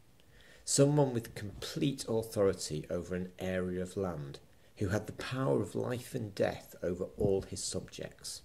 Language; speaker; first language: English; native; English